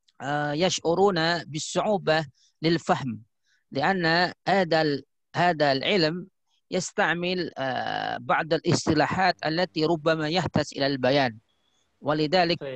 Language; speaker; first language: Arabic; non-native, fluent; Indonesian